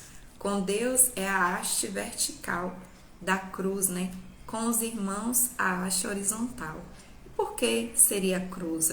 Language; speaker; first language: Portuguese; native; Portuguese